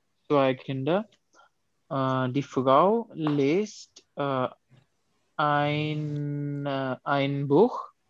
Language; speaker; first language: German; non-native, learner; Urdu